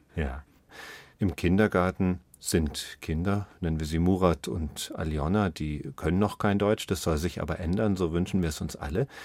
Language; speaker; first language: German; native; German